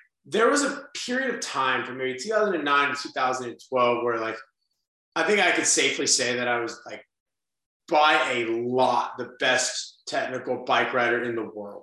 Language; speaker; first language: English; native; English